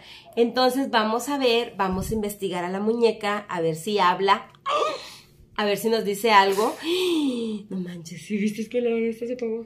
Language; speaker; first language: Spanish; native; Spanish